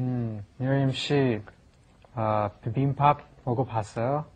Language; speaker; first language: Korean; non-native, learner; English